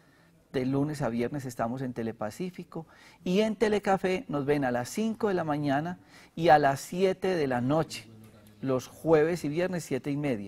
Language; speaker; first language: Spanish; native; Spanish